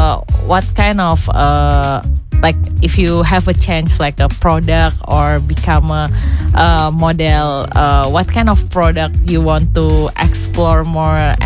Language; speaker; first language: English; non-native, learner; Indonesian